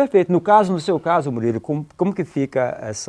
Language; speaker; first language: Portuguese; native; Portuguese